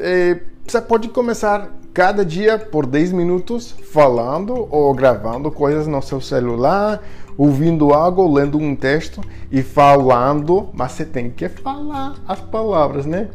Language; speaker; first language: Portuguese; non-native, fluent; English